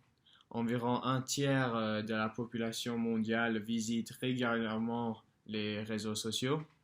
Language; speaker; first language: French; non-native, fluent; English